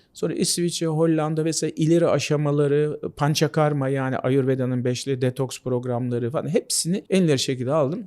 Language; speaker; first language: Turkish; native; Turkish